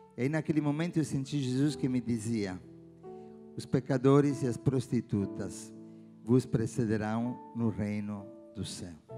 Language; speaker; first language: Portuguese; non-native, fluent; Italian